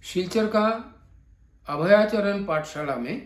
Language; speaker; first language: Hindi; non-native, local second language; Bangla